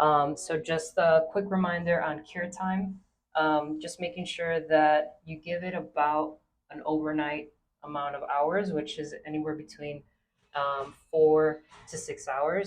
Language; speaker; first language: English; native; English